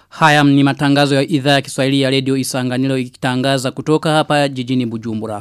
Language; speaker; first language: Swahili; non-native, local second language; Rundi